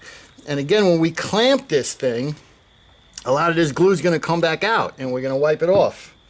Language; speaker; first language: English; native; English